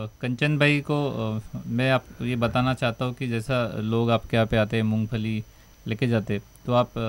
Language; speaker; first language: Hindi; non-native, local second language; Marathi